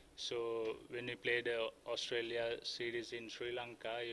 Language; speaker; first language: English; non-native, local second language; Sinhala